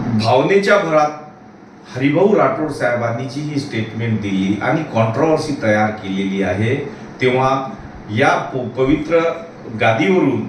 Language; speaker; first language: Marathi; non-native, local second language; Lambadi